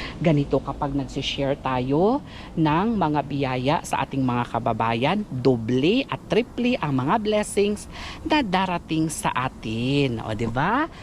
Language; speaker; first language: Filipino; non-native, local second language; Cebuano